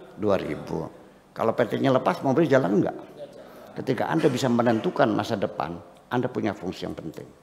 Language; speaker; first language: Indonesian; non-native, local second language; Javanese